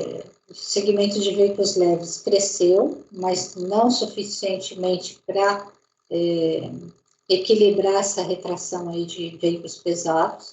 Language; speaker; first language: Portuguese; native; Portuguese